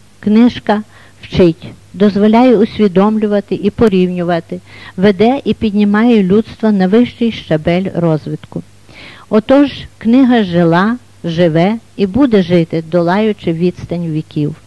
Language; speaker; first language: Ukrainian; native; Ukrainian